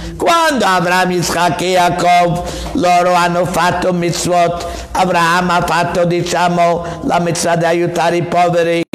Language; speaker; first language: Italian; non-native, fluent; English